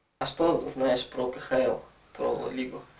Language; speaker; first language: Russian; native; Russian